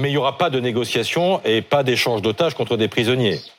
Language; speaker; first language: French; native; French